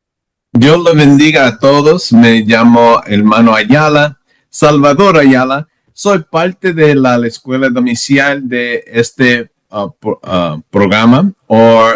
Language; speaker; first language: Spanish; non-native, learner; English